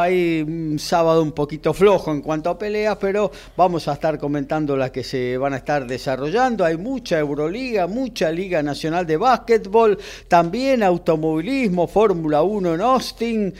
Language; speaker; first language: Spanish; native; Spanish